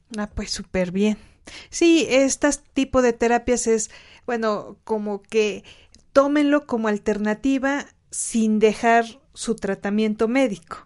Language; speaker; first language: Spanish; native; Spanish